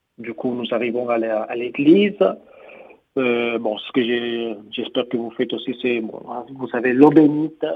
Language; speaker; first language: French; non-native, fluent; Spanish